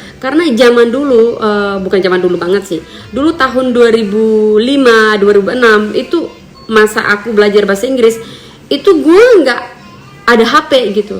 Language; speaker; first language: Indonesian; non-native, local second language; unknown